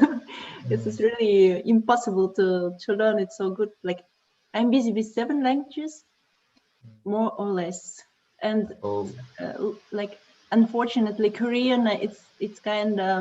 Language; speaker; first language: English; non-native, learner; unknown